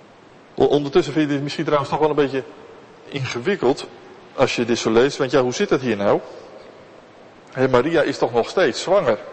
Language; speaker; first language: Dutch; native; Dutch